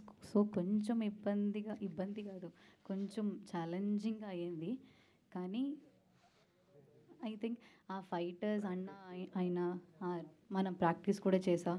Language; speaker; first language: Telugu; non-native, learner; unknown